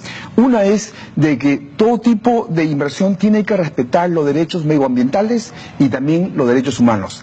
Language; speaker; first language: Spanish; non-native, local second language; Shipibo-Conibo